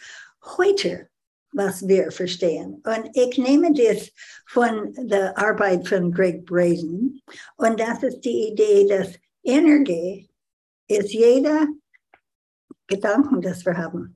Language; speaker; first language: German; non-native, learner; English